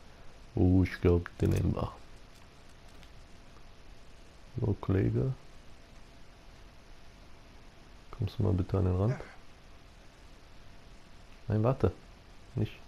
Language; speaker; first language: German; native; German